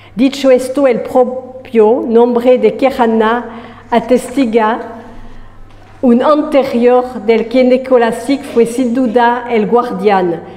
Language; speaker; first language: Spanish; non-native, fluent; French